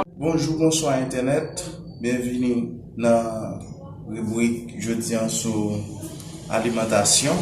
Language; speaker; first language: French; non-native, local second language; Haitian Creole